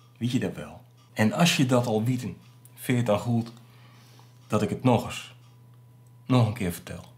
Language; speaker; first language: Dutch; native; Dutch